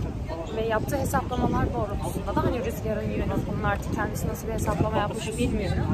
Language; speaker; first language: Turkish; native; Turkish